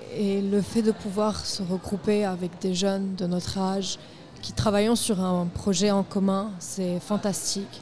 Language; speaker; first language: French; non-native, local second language; Arabic